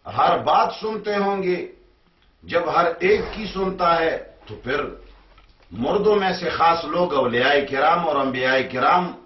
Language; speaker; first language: Urdu; non-native, local second language; Pashto